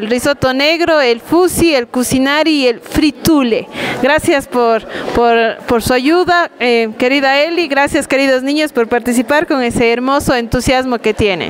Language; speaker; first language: Spanish; native; Spanish